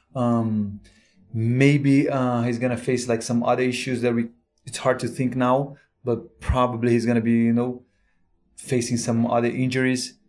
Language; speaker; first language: English; non-native, fluent; Portuguese